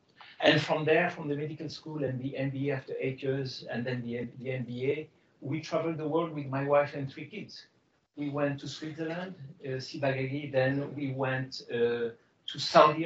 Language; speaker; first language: English; non-native, fluent; Arabic